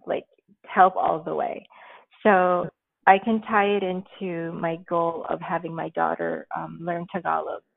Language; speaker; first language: English; early bilingual, other home language; Filipino